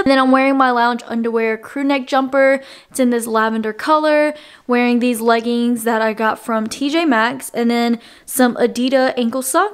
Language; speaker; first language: English; native; English